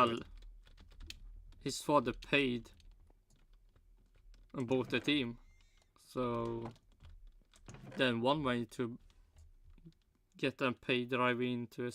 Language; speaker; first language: English; non-native, fluent; Swedish